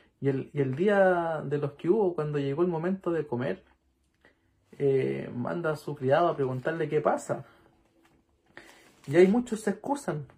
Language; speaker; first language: Spanish; native; Spanish